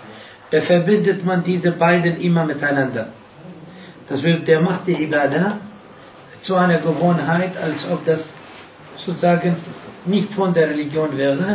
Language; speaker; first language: German; non-native, fluent; Arabic